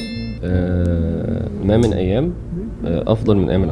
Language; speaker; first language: Arabic; native; Arabic